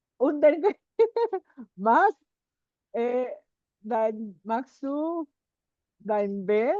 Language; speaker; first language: German; non-native, fluent; Spanish